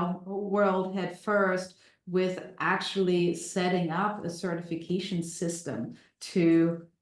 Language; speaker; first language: English; non-native, fluent; German